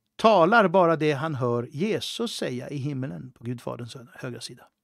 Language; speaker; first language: Swedish; native; Swedish